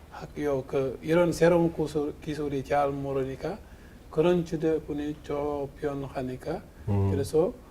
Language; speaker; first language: Korean; non-native, fluent; Wolof